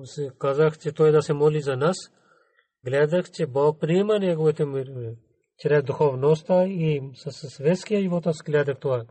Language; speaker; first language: Bulgarian; non-native, learner; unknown